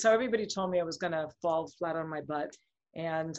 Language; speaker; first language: English; native; English